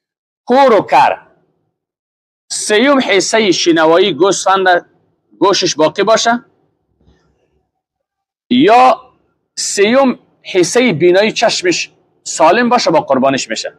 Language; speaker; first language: Persian; native; Persian